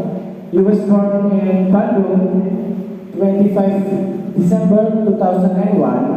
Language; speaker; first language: English; non-native, learner; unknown